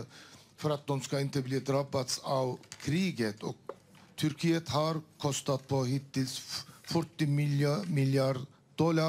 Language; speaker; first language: Swedish; non-native, fluent; Turkish